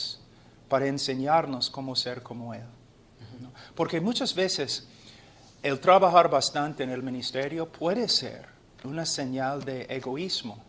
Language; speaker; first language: Spanish; non-native, fluent; English